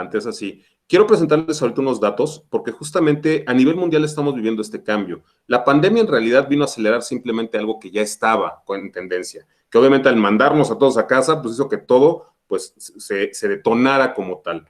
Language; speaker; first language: Spanish; native; Spanish